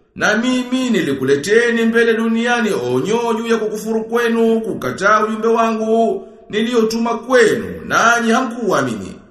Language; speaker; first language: Swahili; native; Swahili